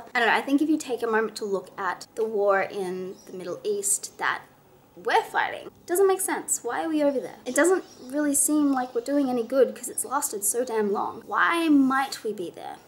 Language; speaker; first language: English; native; English